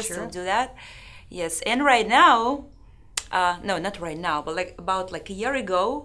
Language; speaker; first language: English; non-native, fluent; Russian